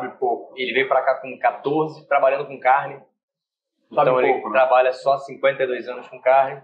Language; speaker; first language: Portuguese; native; Portuguese